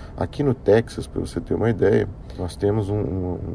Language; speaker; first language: Portuguese; native; Portuguese